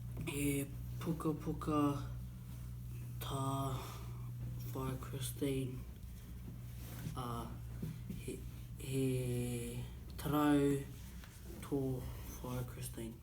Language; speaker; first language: Māori; non-native, learner; English